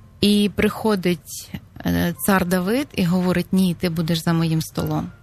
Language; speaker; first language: Ukrainian; native; Ukrainian